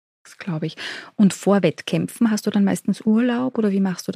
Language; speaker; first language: German; native; German